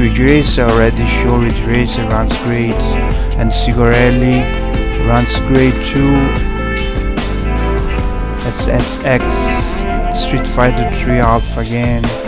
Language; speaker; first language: English; non-native, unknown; Italian